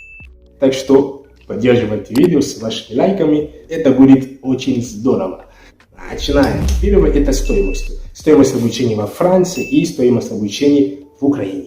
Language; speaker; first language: Russian; non-native, fluent; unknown